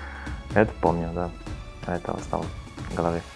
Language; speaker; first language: Russian; non-native, fluent; Serbian